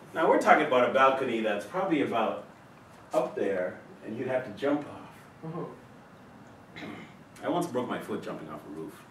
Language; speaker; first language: English; native; English